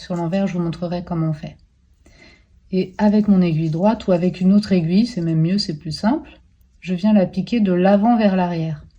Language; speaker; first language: French; native; French